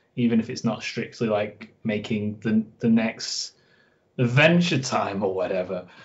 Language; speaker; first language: English; native; English